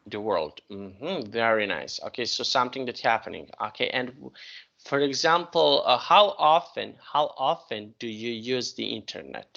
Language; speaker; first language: English; non-native, fluent; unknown